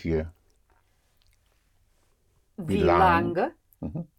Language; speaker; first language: German; non-native, learner; English